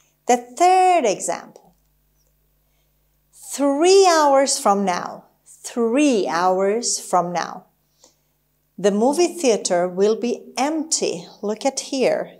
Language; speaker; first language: English; non-native, fluent; Persian